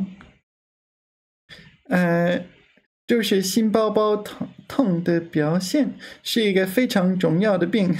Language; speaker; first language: Chinese; non-native, learner; English